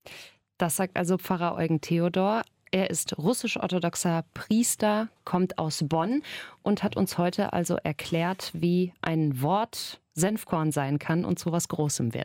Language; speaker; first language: German; native; German